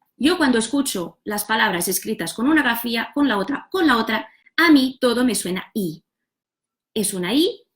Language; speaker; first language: Spanish; non-native, local second language; Catalan